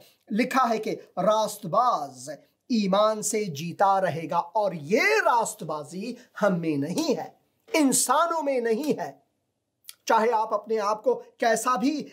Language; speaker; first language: Hindi; non-native, fluent; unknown